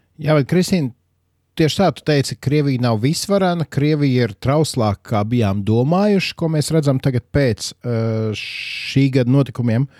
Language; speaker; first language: Latvian; native; Latvian